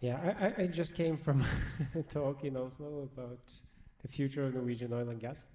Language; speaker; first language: English; non-native, fluent; Norwegian